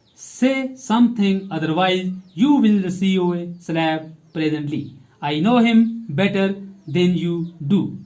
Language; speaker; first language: English; non-native, local second language; Kashmiri